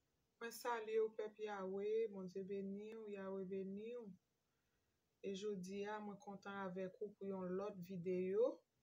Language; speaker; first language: French; non-native, learner; Haitian Creole